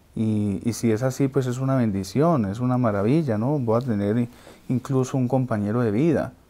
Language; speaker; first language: Spanish; native; Spanish